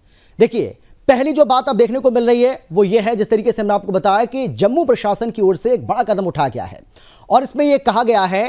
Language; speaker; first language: Hindi; native; Hindi